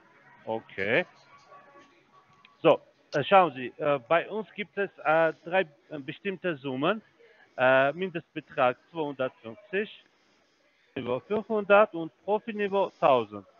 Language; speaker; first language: German; non-native, fluent; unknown